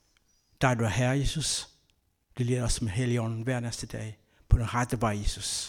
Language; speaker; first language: Danish; non-native, learner; Kabuverdianu